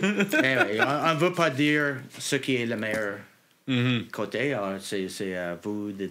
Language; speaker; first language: French; non-native, local second language; English